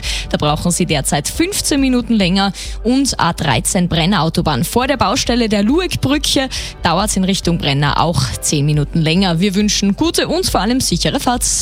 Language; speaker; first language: German; native; German